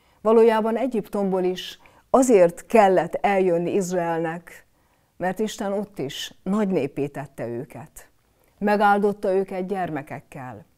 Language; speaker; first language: Hungarian; native; Hungarian